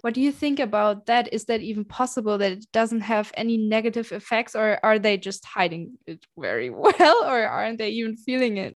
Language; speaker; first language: English; non-native, fluent; German